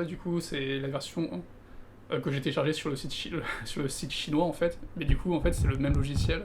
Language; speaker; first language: French; native; French